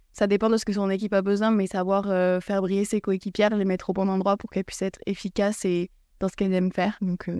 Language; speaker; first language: French; native; French